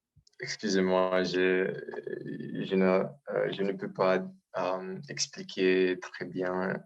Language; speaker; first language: French; non-native, learner; Romanian